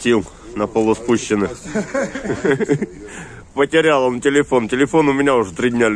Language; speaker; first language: Russian; native; Russian